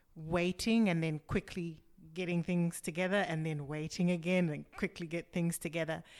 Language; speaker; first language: English; non-native, local second language; Shona